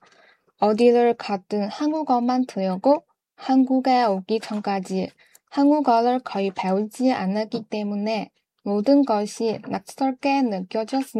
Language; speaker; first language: Korean; non-native, learner; Chinese